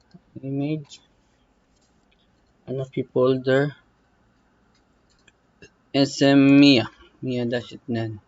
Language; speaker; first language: Arabic; non-native, learner; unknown